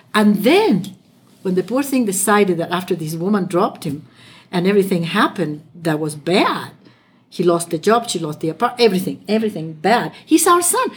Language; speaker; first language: English; non-native, fluent; Spanish